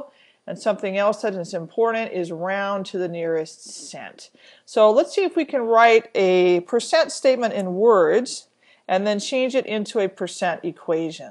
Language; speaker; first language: English; native; English